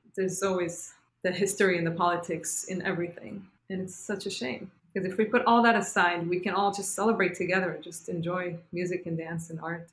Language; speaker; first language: English; non-native, fluent; Hebrew